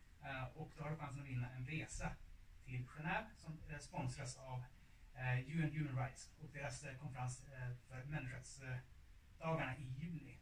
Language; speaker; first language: Swedish; native; Swedish